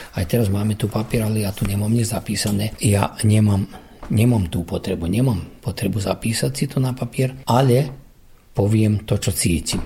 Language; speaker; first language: Slovak; early bilingual, heritage; Slovak